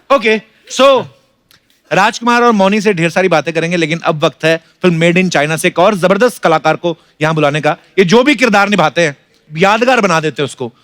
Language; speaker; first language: Hindi; non-native, local second language; Punjabi